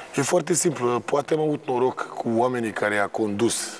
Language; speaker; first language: Romanian; non-native, fluent; Serbian